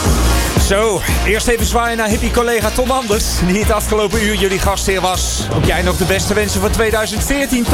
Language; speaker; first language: Dutch; native; Dutch